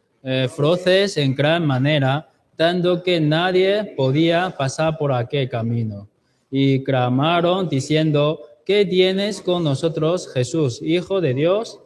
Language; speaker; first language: Spanish; non-native, fluent; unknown